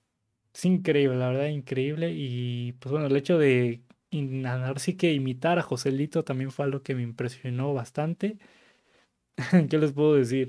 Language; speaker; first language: Spanish; native; Spanish